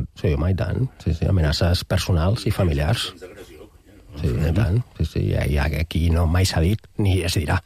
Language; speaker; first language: Catalan; non-native, local second language; Spanish